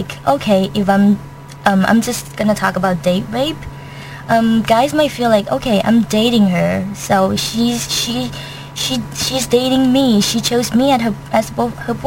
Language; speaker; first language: English; non-native, fluent; Thai